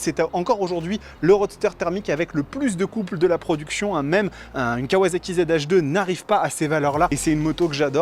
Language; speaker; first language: French; native; French